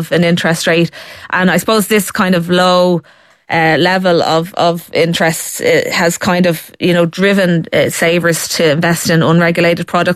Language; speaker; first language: English; native; English